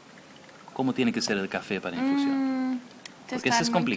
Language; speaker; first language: Spanish; non-native, fluent; Dutch